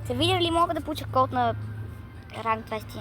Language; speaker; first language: Bulgarian; early bilingual, heritage; Bulgarian